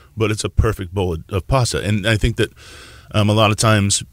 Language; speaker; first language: English; native; English